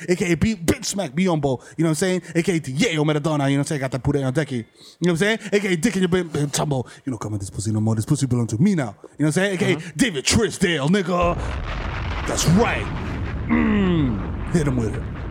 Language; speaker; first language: English; native; English